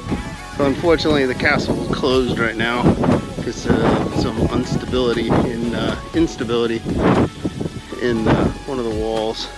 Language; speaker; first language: English; native; English